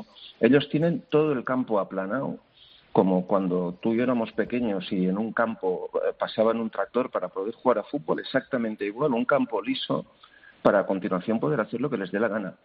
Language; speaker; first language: Spanish; native; Spanish